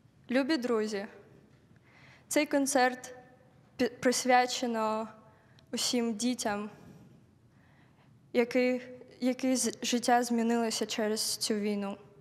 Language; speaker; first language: Ukrainian; native; Ukrainian